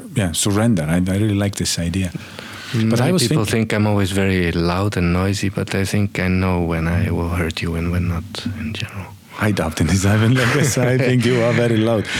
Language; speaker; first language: English; non-native, fluent; Estonian